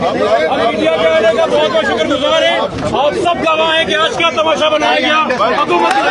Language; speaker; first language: Urdu; native; Urdu